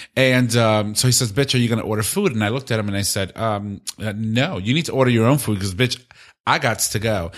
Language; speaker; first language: English; native; English